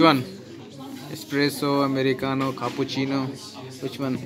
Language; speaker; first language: English; non-native, local second language; Hindi